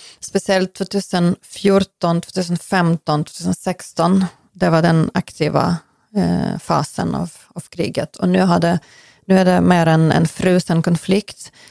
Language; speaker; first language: Swedish; non-native, fluent; Ukrainian